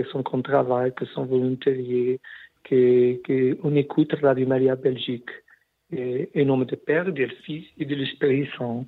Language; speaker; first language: French; non-native, learner; Portuguese